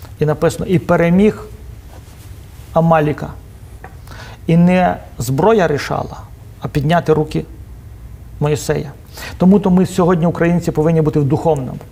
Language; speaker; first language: Ukrainian; non-native, local second language; Russian